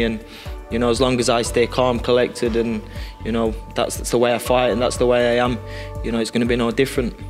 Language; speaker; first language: English; native; English